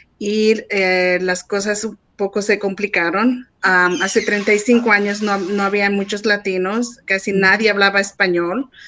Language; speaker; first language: Spanish; native; Spanish